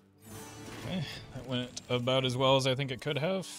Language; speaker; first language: English; native; English